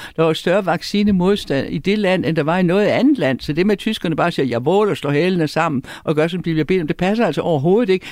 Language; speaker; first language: Danish; native; Danish